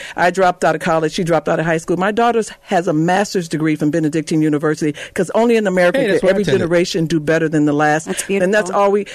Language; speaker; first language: English; native; English